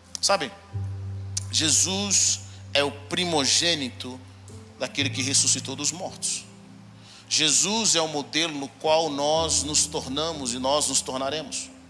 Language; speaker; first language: Portuguese; native; Portuguese